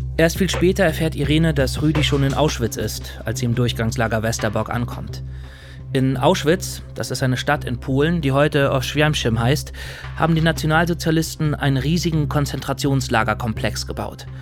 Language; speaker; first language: German; native; German